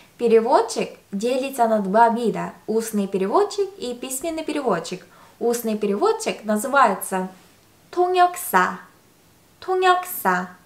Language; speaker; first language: Russian; non-native, fluent; Korean